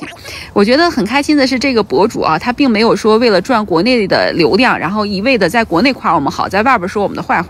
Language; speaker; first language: Chinese; native; Chinese